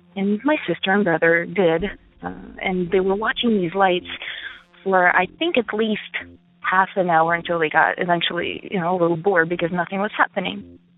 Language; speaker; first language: English; non-native, fluent; Ukrainian